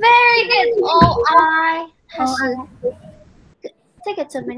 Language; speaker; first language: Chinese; non-native, learner; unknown